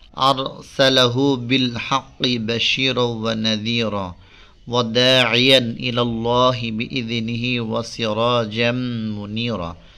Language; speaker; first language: Arabic; non-native, fluent; Bangla